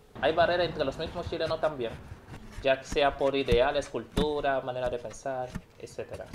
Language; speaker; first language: Spanish; native; Spanish